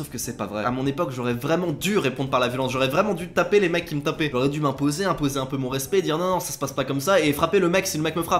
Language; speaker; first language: French; native; French